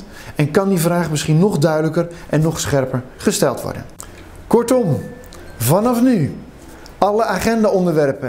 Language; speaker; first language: Dutch; native; Dutch